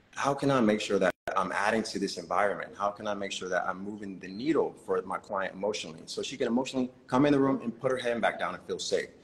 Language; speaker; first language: English; native; English